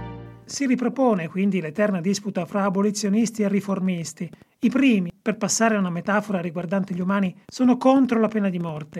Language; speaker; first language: Italian; native; Italian